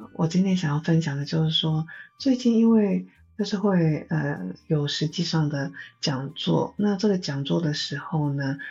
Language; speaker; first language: Chinese; non-native, fluent; Japanese